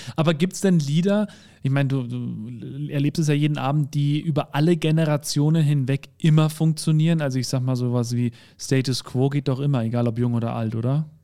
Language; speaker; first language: German; native; German